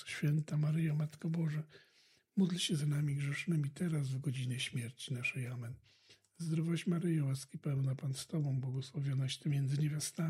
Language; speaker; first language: Polish; native; Polish